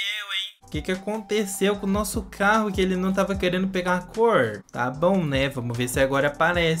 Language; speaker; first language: Portuguese; native; Portuguese